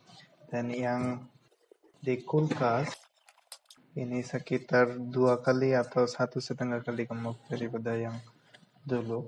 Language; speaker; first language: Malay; non-native, local second language; Bangla